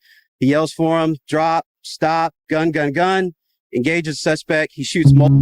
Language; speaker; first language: English; native; English